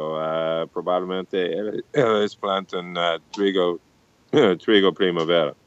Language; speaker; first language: Portuguese; non-native, fluent; English